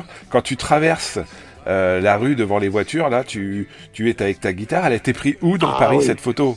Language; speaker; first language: French; native; French